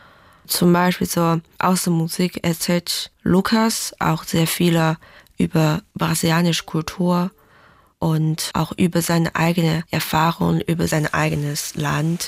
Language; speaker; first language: German; early bilingual, other home language; Chinese